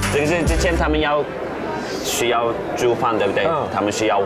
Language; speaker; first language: Chinese; non-native, fluent; Turkish